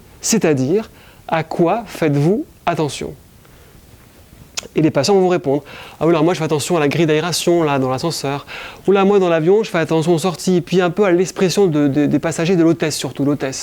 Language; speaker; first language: French; native; French